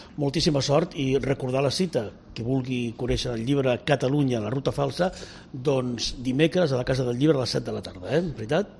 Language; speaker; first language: Catalan; native; Catalan